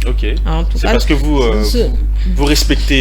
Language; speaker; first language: French; non-native, local second language; Lingala